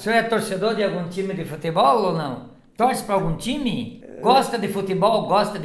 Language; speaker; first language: Portuguese; native; Portuguese